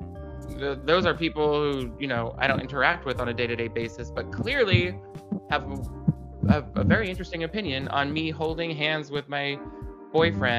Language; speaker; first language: English; native; English